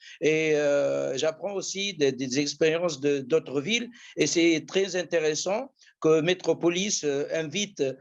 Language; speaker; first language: French; non-native, local second language; Arabic